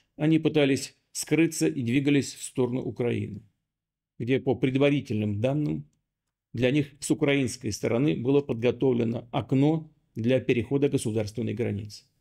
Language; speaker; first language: Russian; native; Russian